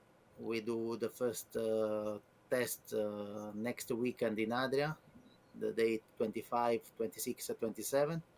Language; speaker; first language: English; non-native, learner; Italian